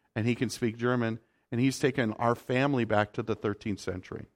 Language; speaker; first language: English; native; English